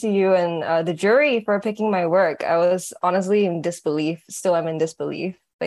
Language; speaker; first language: English; native; English